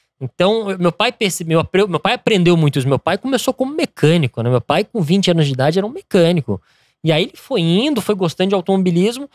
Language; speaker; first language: Portuguese; early bilingual, other home language; English